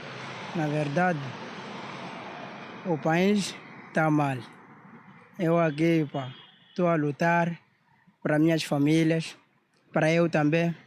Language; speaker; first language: Portuguese; non-native, local second language; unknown